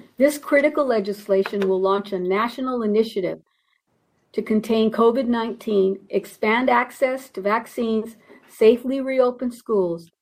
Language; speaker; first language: English; early bilingual, other home language; Spanish